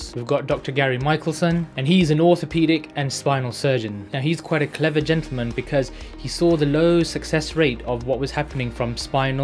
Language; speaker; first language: English; native; English